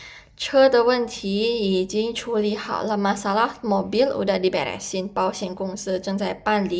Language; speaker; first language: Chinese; non-native, fluent; Indonesian